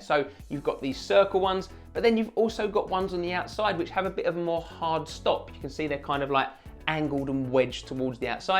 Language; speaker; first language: English; native; English